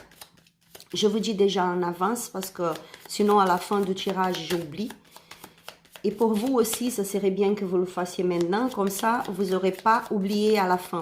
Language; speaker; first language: French; non-native, learner; Spanish